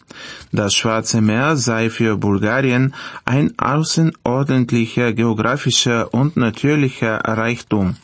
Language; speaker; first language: German; non-native, fluent; Bulgarian